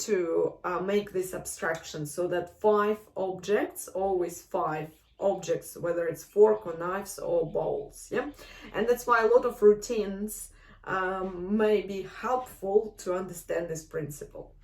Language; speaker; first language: English; non-native, fluent; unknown